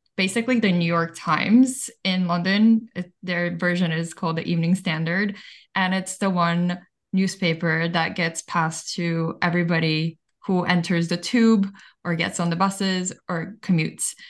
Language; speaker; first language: English; early bilingual, other home language; Bulgarian